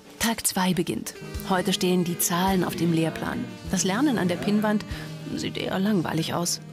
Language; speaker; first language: German; native; German